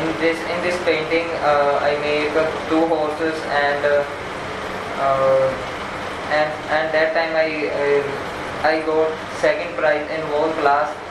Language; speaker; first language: English; non-native, learner; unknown